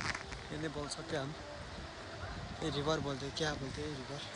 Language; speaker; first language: Hindi; non-native, learner; Nepali